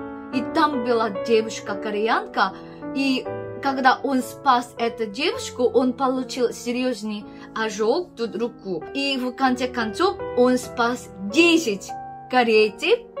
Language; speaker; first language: Russian; non-native, fluent; Korean